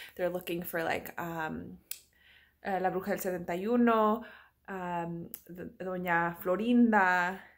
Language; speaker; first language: English; early bilingual, other home language; Spanish